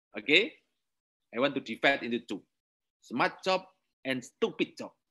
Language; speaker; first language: English; non-native, learner; Indonesian